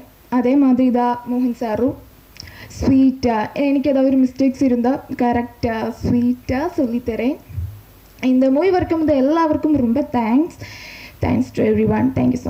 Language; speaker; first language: Tamil; non-native, learner; Malayalam